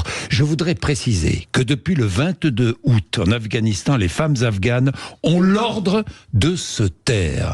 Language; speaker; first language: French; native; French